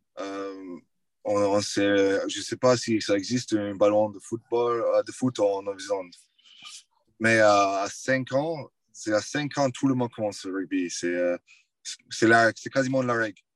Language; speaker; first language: French; non-native, fluent; English